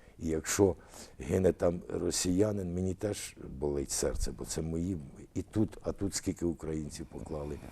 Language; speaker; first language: Ukrainian; early bilingual, other home language; Russian